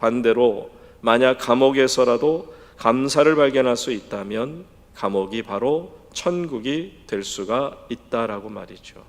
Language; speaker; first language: Korean; native; Korean